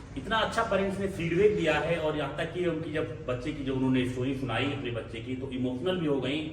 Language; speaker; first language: Hindi; native; Hindi